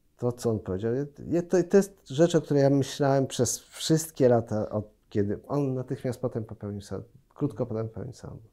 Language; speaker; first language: Polish; native; Polish